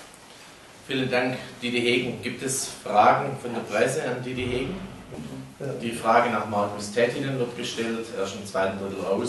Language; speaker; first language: German; native; German